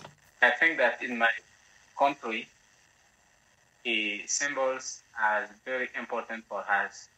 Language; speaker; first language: English; non-native, learner; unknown